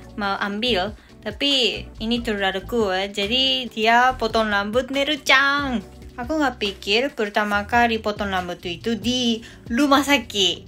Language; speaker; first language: Indonesian; non-native, fluent; Japanese